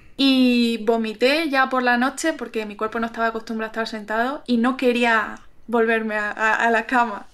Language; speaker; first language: Spanish; native; Spanish